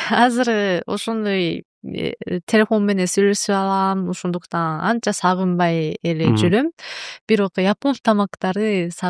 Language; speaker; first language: Kyrgyz; non-native, learner; Japanese